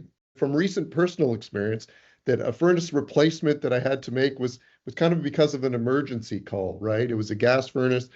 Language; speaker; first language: English; native; English